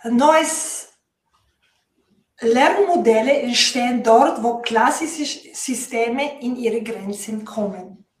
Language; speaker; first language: German; non-native, fluent; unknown